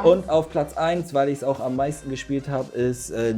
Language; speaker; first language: German; native; German